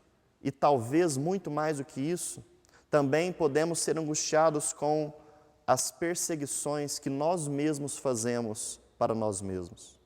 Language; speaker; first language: Portuguese; native; Portuguese